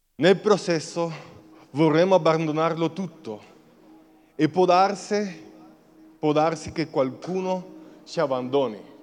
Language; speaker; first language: Italian; non-native, fluent; Spanish